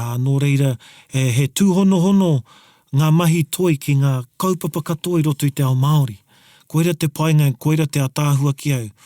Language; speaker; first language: Māori; non-native, local second language; English